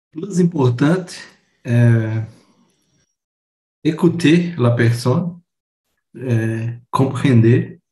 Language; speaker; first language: French; non-native, learner; Portuguese